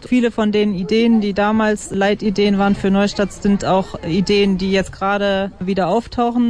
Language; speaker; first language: German; native; German